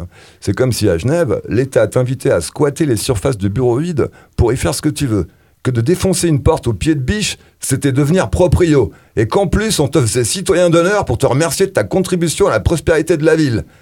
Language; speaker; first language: French; native; French